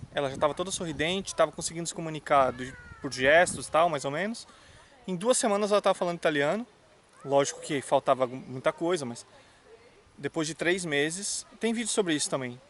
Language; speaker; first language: Portuguese; native; Portuguese